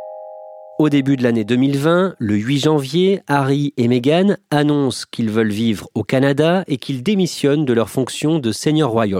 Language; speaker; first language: French; native; French